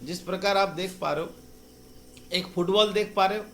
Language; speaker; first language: Hindi; non-native, local second language; Bangla